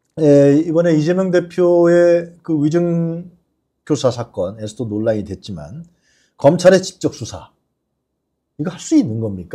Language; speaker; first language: Korean; native; Korean